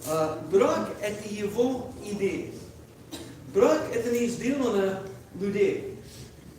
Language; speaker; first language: Russian; non-native, learner; English